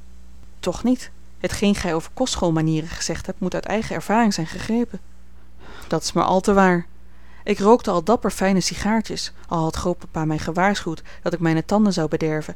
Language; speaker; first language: Dutch; native; Dutch